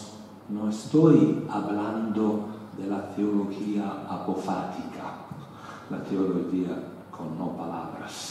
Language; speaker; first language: Spanish; non-native, learner; Italian